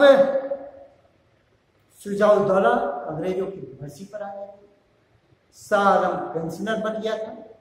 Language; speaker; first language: Hindi; native; Hindi